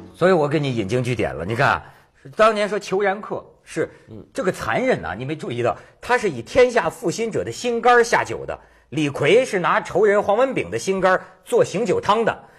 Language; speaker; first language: Chinese; native; Chinese